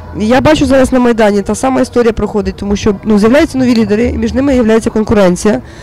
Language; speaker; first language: Ukrainian; native; Ukrainian